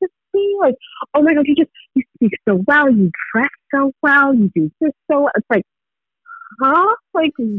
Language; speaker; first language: English; early bilingual, other home language; Swahili